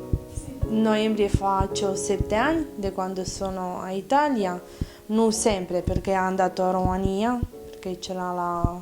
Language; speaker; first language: Italian; non-native, learner; Romanian